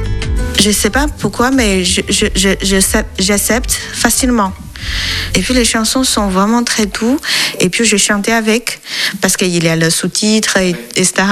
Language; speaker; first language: French; non-native, learner; Chinese